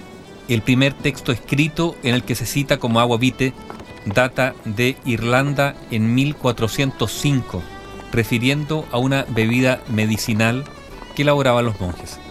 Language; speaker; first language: Spanish; native; Spanish